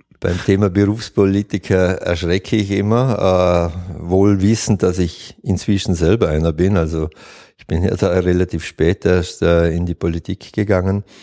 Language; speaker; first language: German; native; German